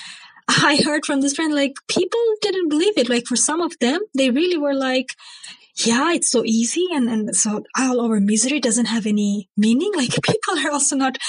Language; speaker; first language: English; non-native, local second language; Bangla